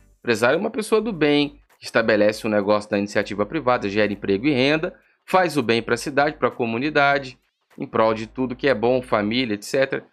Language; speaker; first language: Portuguese; native; Portuguese